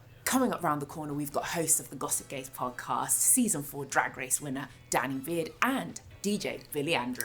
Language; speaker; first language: English; native; English